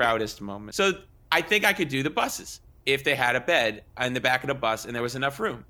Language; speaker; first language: English; native; English